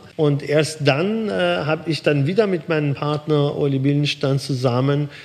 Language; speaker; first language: German; early bilingual, other home language; Persian